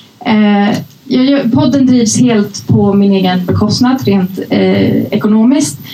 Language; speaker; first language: Swedish; early bilingual, other home language; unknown